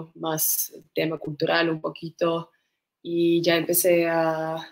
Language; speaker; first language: Spanish; non-native, fluent; Russian